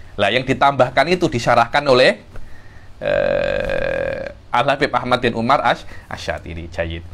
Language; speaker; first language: Indonesian; native; Indonesian